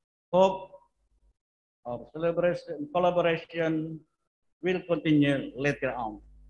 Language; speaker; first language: English; non-native, fluent; Indonesian